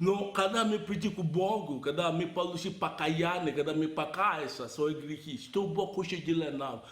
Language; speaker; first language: Russian; non-native, learner; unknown